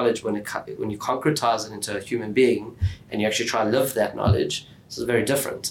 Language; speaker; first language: English; native; English